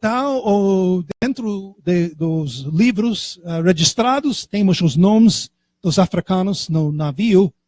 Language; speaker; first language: Portuguese; non-native, fluent; English